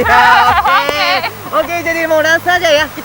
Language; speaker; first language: Indonesian; non-native, fluent; Japanese